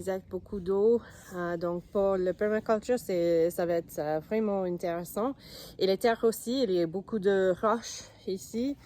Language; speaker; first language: French; non-native, learner; English